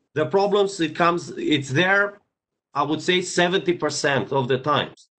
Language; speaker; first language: English; non-native, fluent; Greek